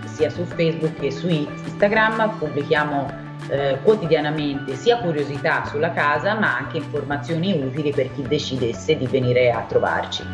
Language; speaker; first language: Italian; native; Italian